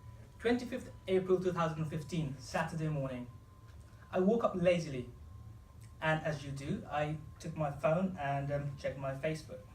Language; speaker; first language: English; non-native, fluent; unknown